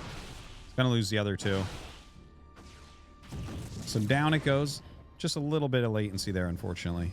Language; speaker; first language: English; native; English